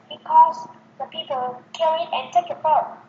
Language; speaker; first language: English; non-native, learner; Vietnamese